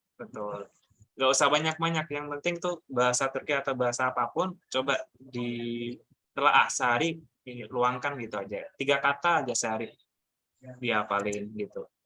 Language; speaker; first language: Indonesian; native; Indonesian